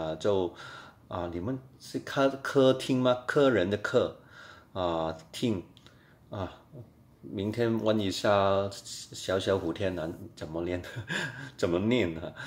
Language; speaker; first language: Chinese; non-native, fluent; Cantonese